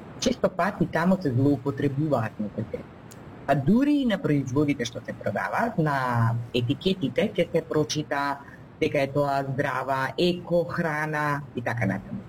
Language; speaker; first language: Macedonian; native; Macedonian